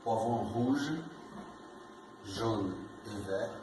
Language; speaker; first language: French; non-native, learner; Portuguese